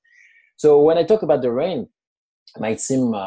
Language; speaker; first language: English; non-native, fluent; French